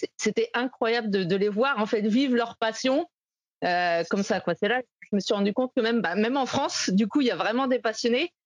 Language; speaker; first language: French; native; French